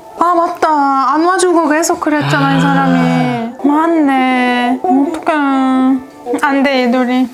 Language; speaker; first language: Korean; non-native, fluent; Turkish